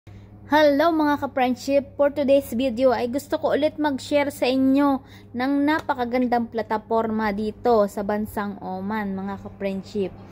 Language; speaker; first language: Filipino; native; Filipino